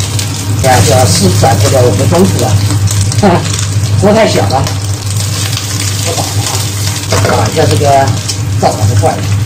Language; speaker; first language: Chinese; native; Chinese